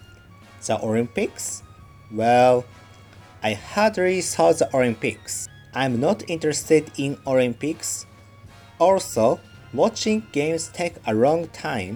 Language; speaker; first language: English; non-native, learner; Japanese